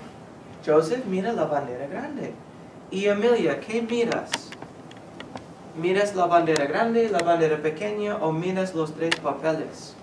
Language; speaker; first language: Spanish; non-native, fluent; English